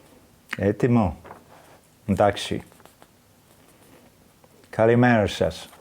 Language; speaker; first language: Greek; non-native, learner; English